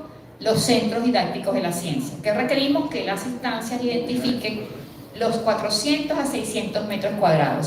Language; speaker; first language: Spanish; native; Spanish